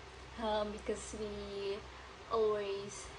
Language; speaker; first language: English; non-native, learner; Indonesian